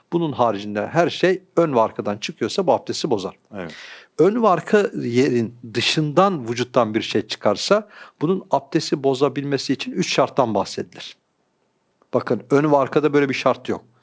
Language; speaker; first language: Turkish; native; Turkish